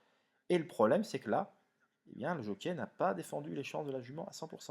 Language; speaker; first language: French; native; French